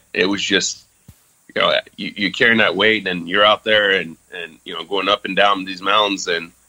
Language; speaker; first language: English; early bilingual, other home language; French